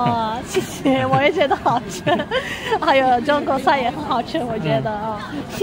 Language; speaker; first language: Chinese; non-native, learner; Turkish